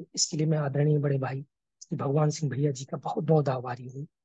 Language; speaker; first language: Hindi; native; Hindi